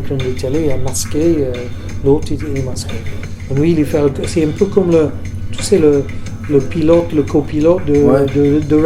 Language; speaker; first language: French; non-native, fluent; English